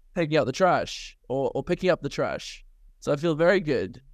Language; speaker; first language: English; native; English